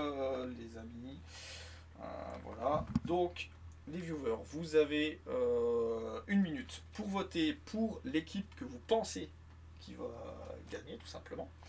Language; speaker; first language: French; native; French